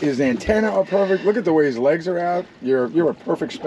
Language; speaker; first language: English; native; English